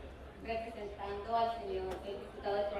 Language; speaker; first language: Spanish; native; Spanish